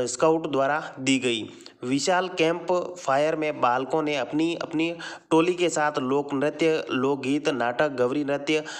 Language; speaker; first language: Hindi; native; Hindi